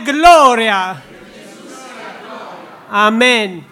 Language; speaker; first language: Italian; non-native, learner; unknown